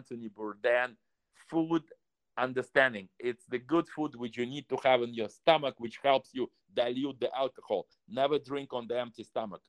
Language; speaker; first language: English; non-native, fluent; Russian